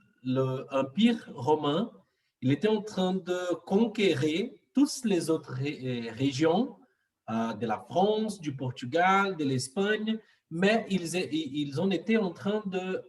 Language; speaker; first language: French; non-native, fluent; Portuguese